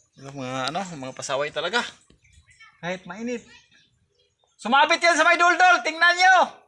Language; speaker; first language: Filipino; non-native, local second language; Cebuano